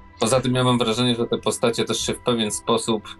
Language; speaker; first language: Polish; native; Polish